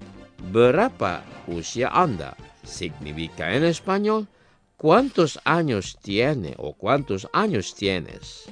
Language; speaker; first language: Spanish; non-native, fluent; Indonesian